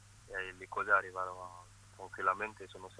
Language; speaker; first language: Italian; non-native, fluent; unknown